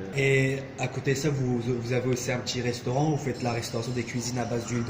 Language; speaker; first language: French; non-native, fluent; Turkish